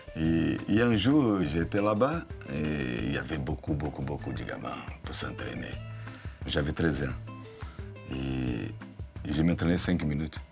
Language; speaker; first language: French; non-native, fluent; Portuguese